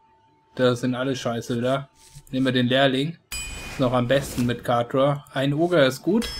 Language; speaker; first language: German; native; German